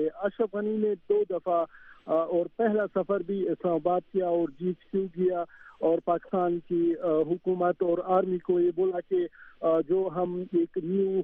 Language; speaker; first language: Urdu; non-native, fluent; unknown